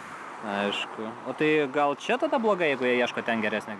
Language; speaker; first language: Lithuanian; native; Lithuanian